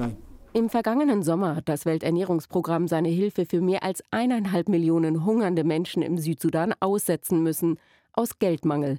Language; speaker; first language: German; native; German